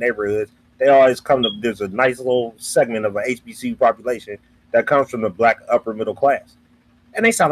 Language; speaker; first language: English; native; English